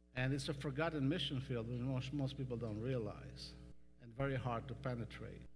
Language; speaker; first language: English; non-native, fluent; Hebrew